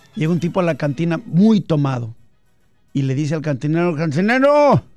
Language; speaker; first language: Spanish; native; Spanish